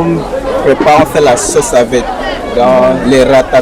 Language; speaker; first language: French; non-native, local second language; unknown